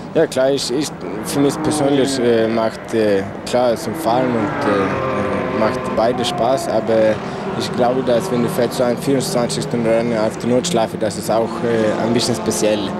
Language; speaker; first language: German; non-native, learner; Swedish